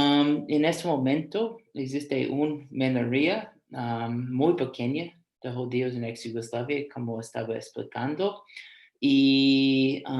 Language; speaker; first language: Spanish; non-native, fluent; English